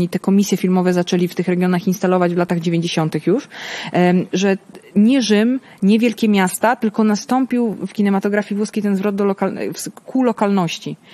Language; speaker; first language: Polish; early bilingual, heritage; Italian